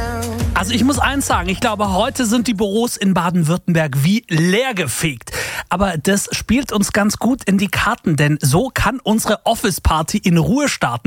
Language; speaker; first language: German; native; German